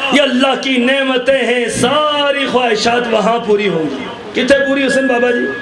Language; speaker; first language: Urdu; non-native, local second language; Pahari-Potwari